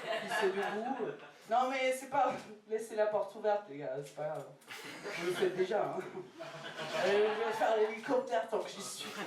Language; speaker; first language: French; non-native, fluent; English